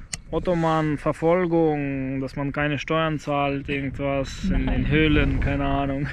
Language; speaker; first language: German; native; German